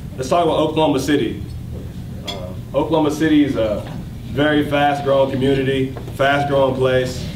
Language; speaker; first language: English; native; English